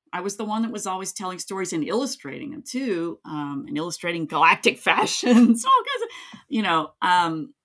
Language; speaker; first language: English; native; English